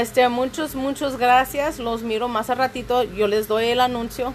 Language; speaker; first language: Spanish; early bilingual, heritage; Spanish